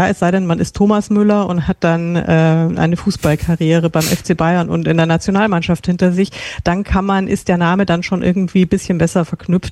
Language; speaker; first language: German; native; German